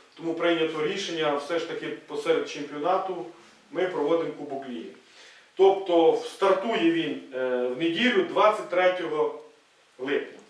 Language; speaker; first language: Ukrainian; native; Ukrainian